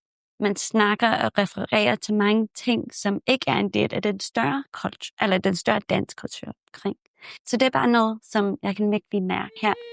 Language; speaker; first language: Danish; non-native, fluent; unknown